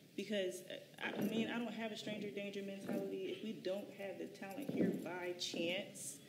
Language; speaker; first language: English; native; English